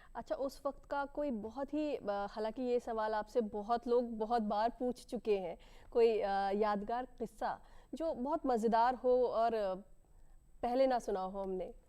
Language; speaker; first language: Hindi; native; Hindi